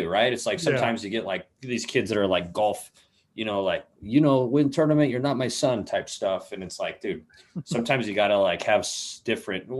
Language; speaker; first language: English; native; English